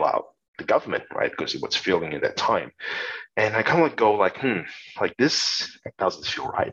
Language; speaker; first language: English; non-native, local second language; Chinese